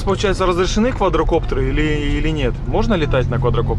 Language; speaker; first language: Russian; native; Russian